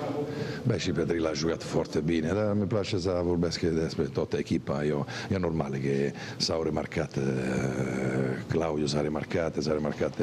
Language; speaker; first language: Romanian; non-native, fluent; Italian